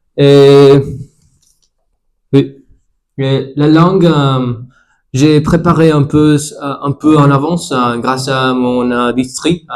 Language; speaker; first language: French; non-native, learner; Spanish